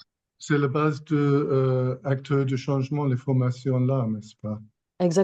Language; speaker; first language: French; non-native, fluent; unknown